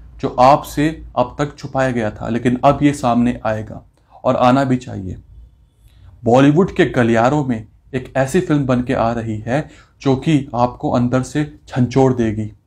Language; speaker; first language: Hindi; native; Hindi